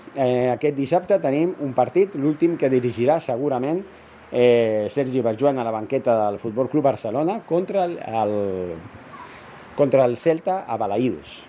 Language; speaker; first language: Catalan; non-native, local second language; Spanish